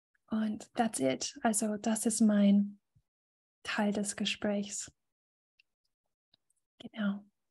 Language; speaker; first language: German; non-native, fluent; English